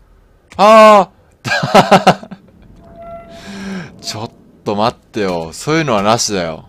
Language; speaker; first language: Japanese; native; Japanese